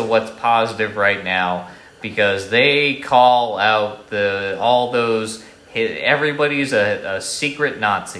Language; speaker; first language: English; native; English